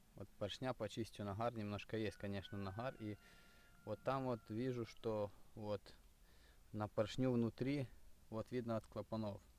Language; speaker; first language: Russian; non-native, local second language; Ukrainian